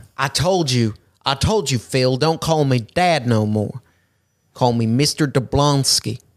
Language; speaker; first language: English; native; English